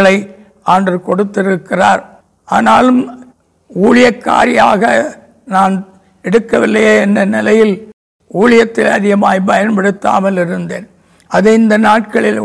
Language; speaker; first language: Tamil; native; Tamil